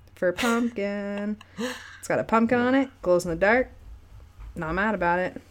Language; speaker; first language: English; native; English